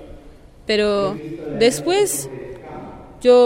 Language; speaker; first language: Spanish; non-native, learner; Kurdish